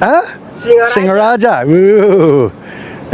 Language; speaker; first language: Indonesian; non-native, learner; English